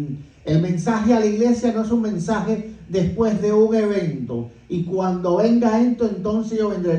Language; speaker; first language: Spanish; native; Spanish